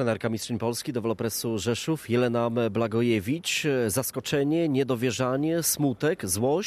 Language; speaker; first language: Polish; native; Polish